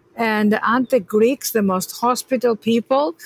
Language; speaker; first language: English; non-native, fluent; Greek